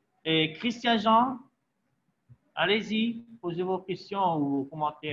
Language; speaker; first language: French; non-native, fluent; Spanish